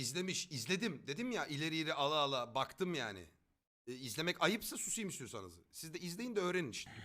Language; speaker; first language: Turkish; native; Turkish